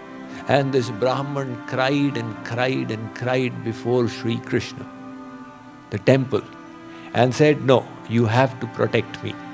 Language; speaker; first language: English; non-native, local second language; Hindi